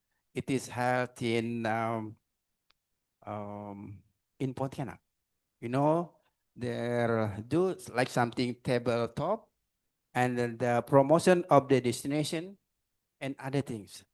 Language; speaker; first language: English; non-native, learner; Indonesian